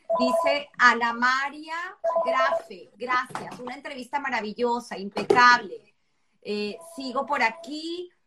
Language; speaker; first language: Spanish; native; Spanish